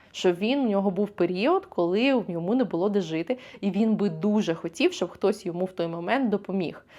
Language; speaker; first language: Ukrainian; native; Ukrainian